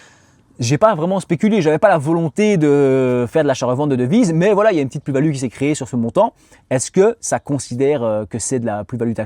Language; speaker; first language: French; native; French